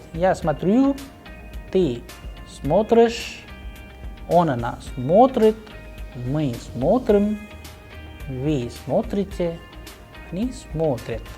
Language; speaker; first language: Russian; non-native, fluent; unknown